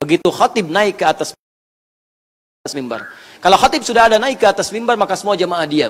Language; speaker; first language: Indonesian; native; Indonesian